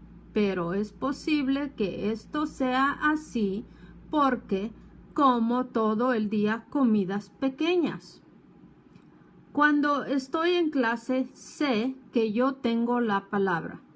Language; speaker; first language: Spanish; non-native, fluent; English